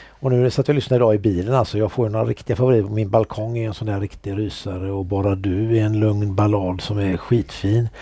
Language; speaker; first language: Swedish; native; Swedish